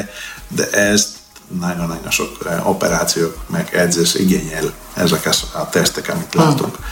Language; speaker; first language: Hungarian; non-native, learner; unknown